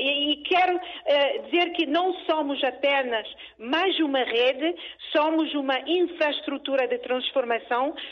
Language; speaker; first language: Portuguese; early bilingual, other home language; Kabuverdianu